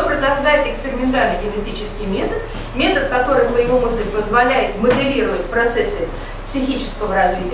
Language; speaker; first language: Russian; native; Russian